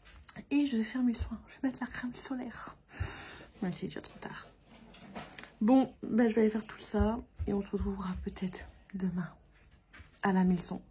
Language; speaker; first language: French; native; French